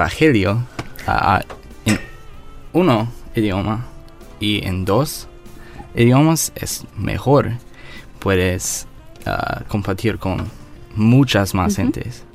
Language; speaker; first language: Spanish; non-native, learner; English